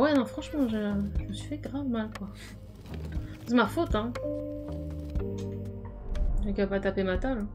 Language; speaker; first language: French; native; French